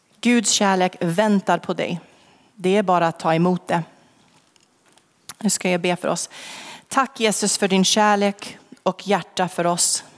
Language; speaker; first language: Swedish; non-native, fluent; English